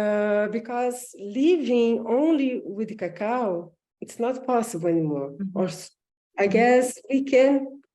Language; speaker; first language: English; non-native, learner; Portuguese